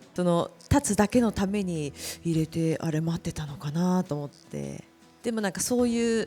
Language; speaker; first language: Japanese; native; Japanese